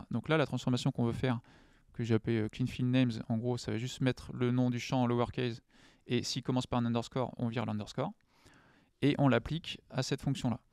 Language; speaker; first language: French; native; French